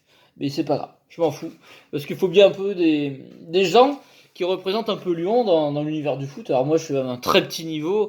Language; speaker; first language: French; native; French